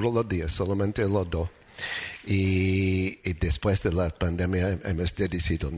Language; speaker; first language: Spanish; non-native, fluent; English